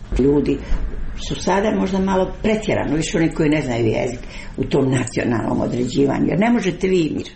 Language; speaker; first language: Croatian; native; Croatian